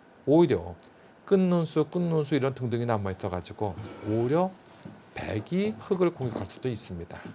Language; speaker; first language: Korean; native; Korean